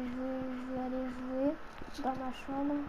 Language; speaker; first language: French; native; French